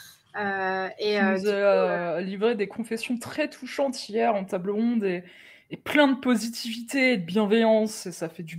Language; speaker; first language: French; native; French